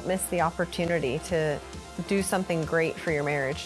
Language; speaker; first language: English; native; English